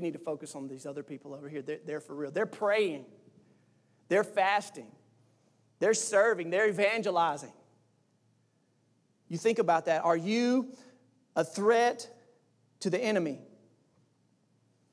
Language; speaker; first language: English; native; English